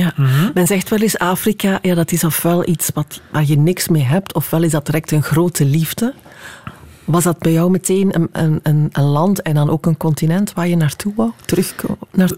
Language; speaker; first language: Dutch; native; Dutch